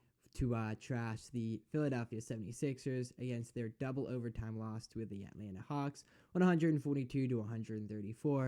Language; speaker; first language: English; native; English